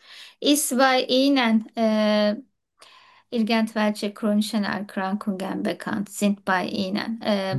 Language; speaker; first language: German; non-native, learner; Turkish